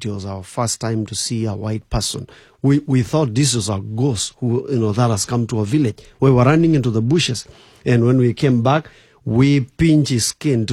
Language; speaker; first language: English; non-native, local second language; Masai